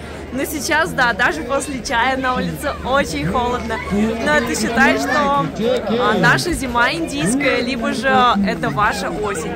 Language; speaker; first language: Russian; native; Russian